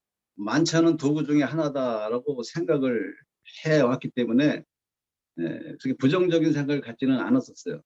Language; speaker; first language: Korean; native; Korean